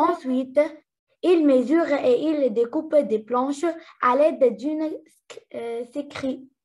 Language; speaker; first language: French; non-native, learner; Arabic